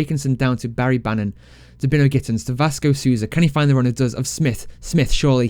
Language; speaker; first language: English; native; English